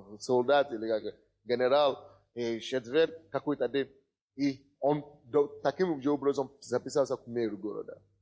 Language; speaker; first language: Russian; non-native, fluent; Yoruba